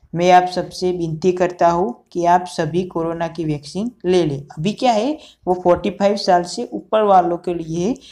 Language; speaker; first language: Hindi; non-native, local second language; Gujarati